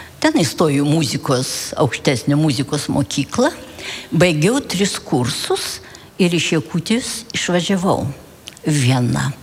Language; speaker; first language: Lithuanian; early bilingual, heritage; Lithuanian